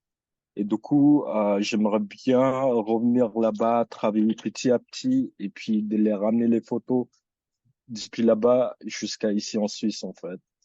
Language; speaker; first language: French; early bilingual, other home language; Filipino